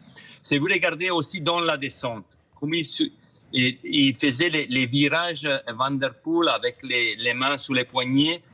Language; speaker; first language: French; non-native, fluent; Italian